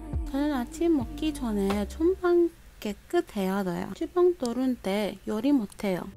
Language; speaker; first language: Korean; non-native, learner; English